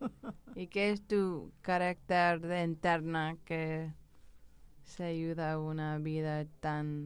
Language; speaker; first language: Spanish; early bilingual, heritage; English